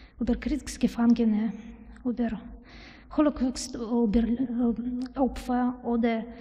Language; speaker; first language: German; non-native, learner; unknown